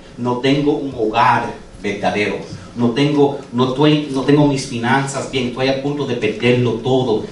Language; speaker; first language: Spanish; non-native, fluent; English